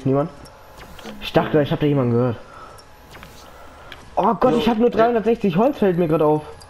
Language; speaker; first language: German; native; German